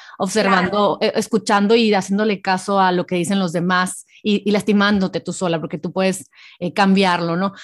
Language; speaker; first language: Spanish; native; Spanish